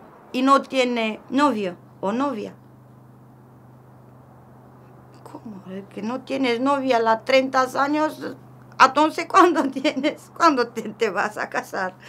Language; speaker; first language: Spanish; non-native, learner; Romanian